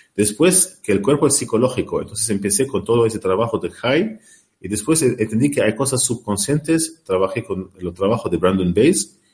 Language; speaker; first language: Spanish; non-native, learner; Arabic